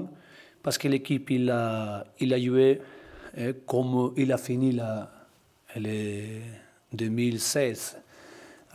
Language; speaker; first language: French; non-native, learner; Spanish